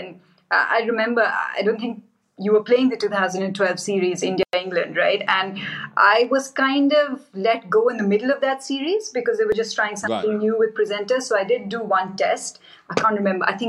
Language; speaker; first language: English; non-native, local second language; Hindi